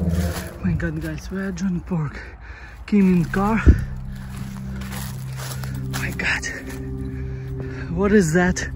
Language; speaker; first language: English; non-native, learner; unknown